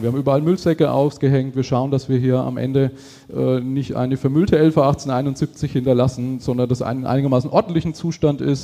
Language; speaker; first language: German; native; German